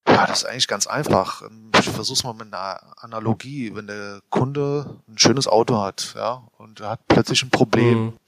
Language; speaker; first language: German; native; German